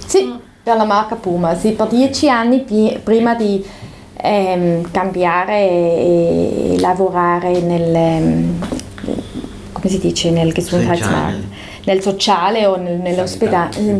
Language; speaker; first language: Italian; non-native, local second language; German